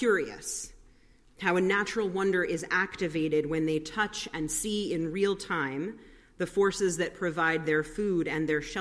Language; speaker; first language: English; native; English